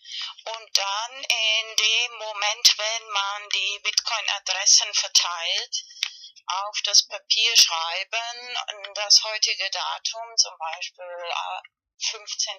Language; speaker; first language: German; non-native, fluent; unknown